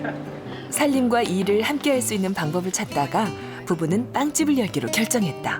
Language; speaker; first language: Korean; native; Korean